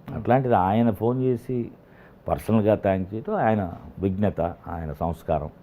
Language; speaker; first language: Telugu; native; Telugu